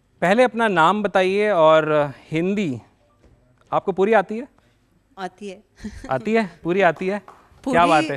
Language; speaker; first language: Hindi; native; Hindi